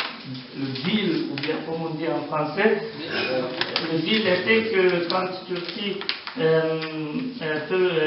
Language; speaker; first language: French; non-native, learner; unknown